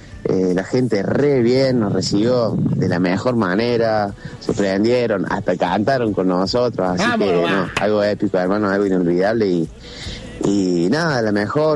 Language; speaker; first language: Spanish; native; Spanish